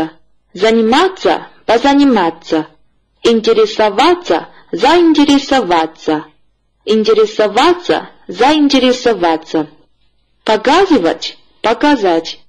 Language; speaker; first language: Russian; non-native, fluent; Chinese